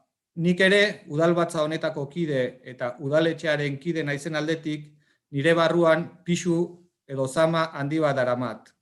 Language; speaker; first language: Basque; native; Basque